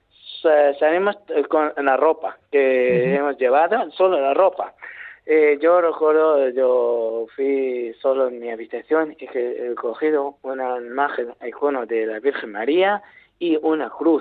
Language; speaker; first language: Spanish; non-native, learner; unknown